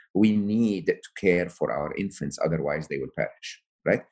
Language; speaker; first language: English; non-native, fluent; Arabic